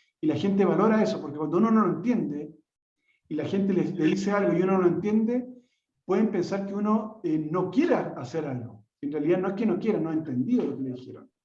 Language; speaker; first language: Spanish; native; Spanish